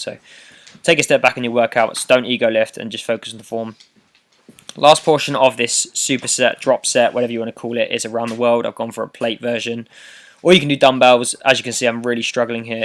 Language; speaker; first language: English; native; English